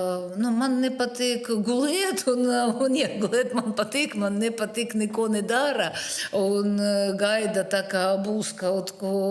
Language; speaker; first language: Latvian; non-native, learner; Russian